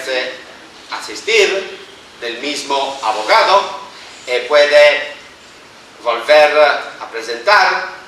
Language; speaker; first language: Spanish; non-native, fluent; Italian